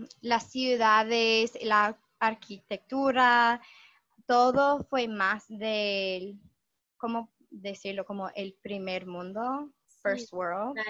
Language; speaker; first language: Spanish; non-native, fluent; English